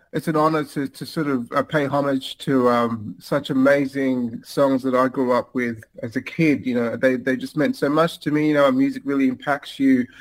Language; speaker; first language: English; native; English